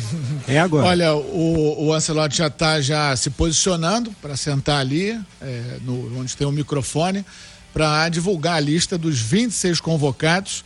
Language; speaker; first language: Portuguese; native; Portuguese